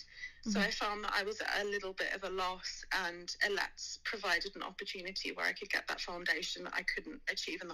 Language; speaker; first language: English; native; English